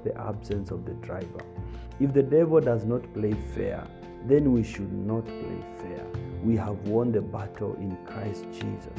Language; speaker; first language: English; non-native, local second language; Kamba